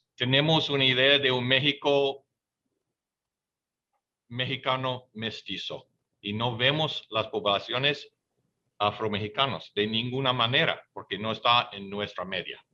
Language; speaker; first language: Spanish; non-native, fluent; English